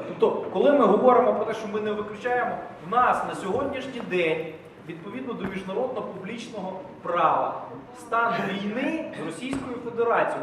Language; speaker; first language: Ukrainian; native; Ukrainian